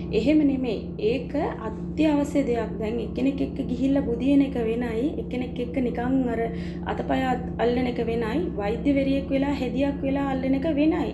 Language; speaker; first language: Sinhala; non-native, local second language; Tamil